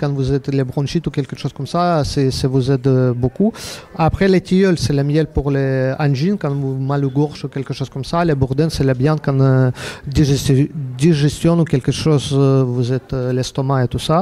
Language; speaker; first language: French; non-native, learner; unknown